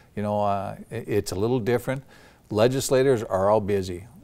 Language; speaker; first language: English; native; English